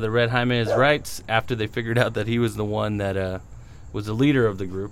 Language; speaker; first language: English; early bilingual, other home language; Spanish